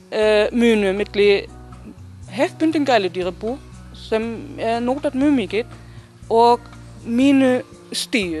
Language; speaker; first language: Icelandic; non-native, learner; Danish